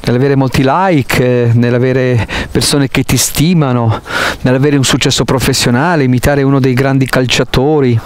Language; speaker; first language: Italian; native; Italian